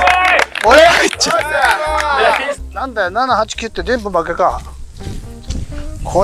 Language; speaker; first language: Japanese; native; Japanese